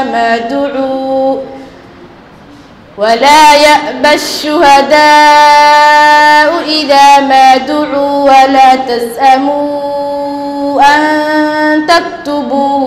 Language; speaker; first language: Arabic; non-native, local second language; Somali